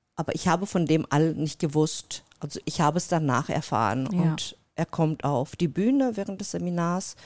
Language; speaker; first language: German; native; German